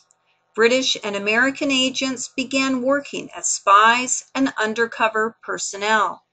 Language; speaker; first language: English; native; English